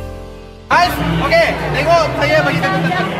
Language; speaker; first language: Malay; non-native, local second language; Chinese